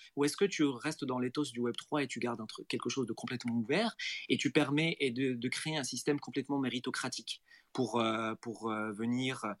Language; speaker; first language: French; non-native, local second language; Arabic